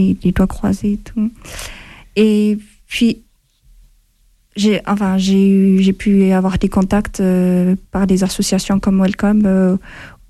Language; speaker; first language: French; non-native, fluent; Amharic